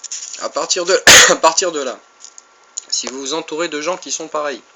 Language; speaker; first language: French; native; French